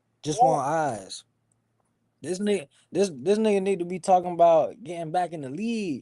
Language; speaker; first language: English; native; English